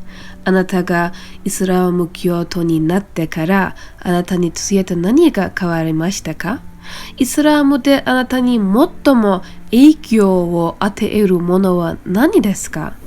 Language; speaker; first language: Japanese; non-native, fluent; Turkish